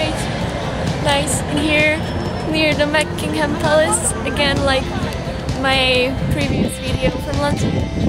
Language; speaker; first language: English; non-native, fluent; Czech